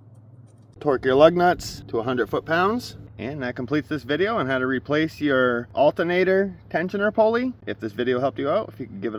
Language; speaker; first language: English; native; English